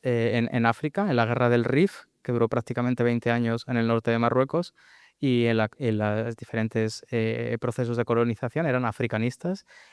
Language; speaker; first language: Spanish; native; Spanish